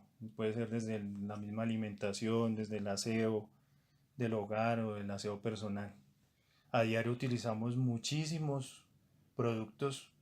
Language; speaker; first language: Spanish; native; Spanish